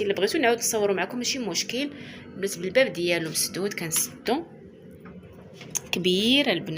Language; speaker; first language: Arabic; native; Arabic